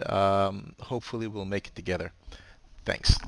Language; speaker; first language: English; native; English